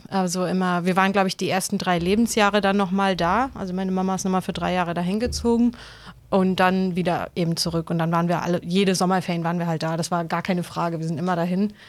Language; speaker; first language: German; native; German